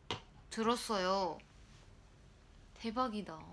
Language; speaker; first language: Korean; non-native, learner; Japanese